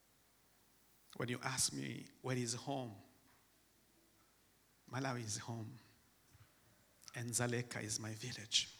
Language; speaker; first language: English; non-native, fluent; Rundi